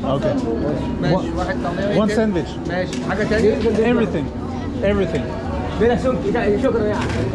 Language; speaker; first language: English; non-native, fluent; Turkish